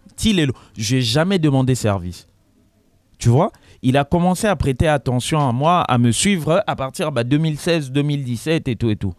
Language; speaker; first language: French; non-native, local second language; Lingala